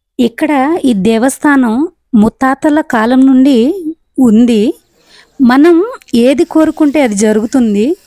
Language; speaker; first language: Telugu; non-native, local second language; Lambadi